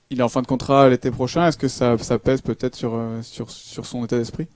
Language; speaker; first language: French; native; French